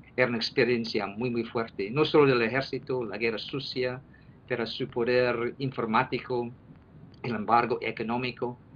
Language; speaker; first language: Spanish; non-native, fluent; English